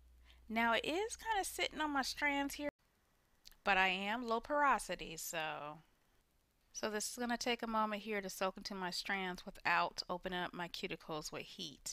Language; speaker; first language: English; native; English